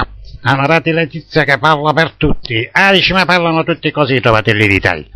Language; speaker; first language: Italian; native; Italian